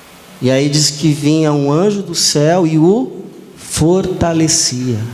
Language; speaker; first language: Portuguese; native; Portuguese